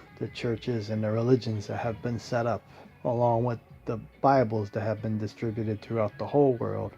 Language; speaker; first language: English; native; English